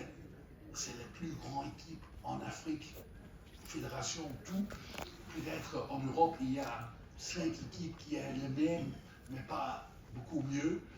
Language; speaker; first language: French; non-native, fluent; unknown